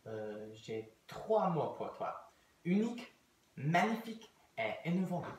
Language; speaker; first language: French; non-native, learner; English